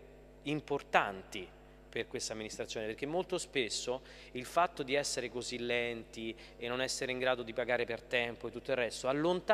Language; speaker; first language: Italian; native; Italian